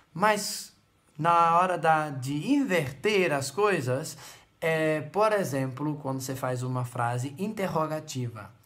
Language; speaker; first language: Portuguese; non-native, fluent; Dutch